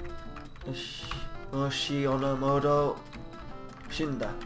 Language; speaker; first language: Japanese; non-native, learner; English